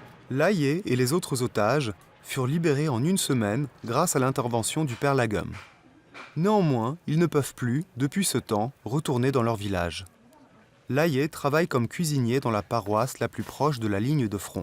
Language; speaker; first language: French; native; French